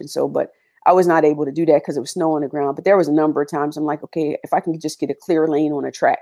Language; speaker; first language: English; native; English